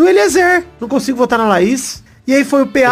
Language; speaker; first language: Portuguese; native; Portuguese